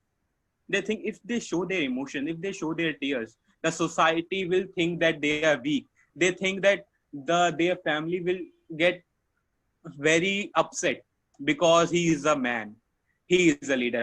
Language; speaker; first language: English; non-native, learner; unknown